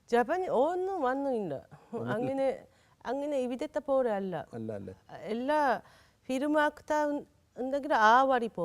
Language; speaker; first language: Malayalam; non-native, learner; Japanese